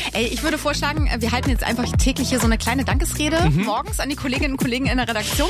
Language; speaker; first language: German; native; German